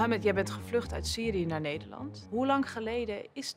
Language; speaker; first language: Dutch; native; Dutch